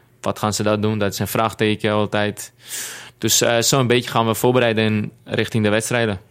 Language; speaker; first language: Dutch; non-native, fluent; Greek